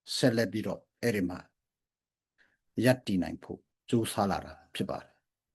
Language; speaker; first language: Burmese; non-native, local second language; Hakha Chin